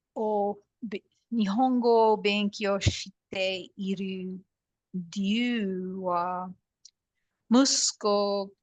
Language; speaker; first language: Japanese; non-native, learner; English